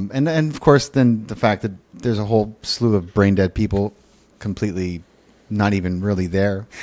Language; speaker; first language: English; native; English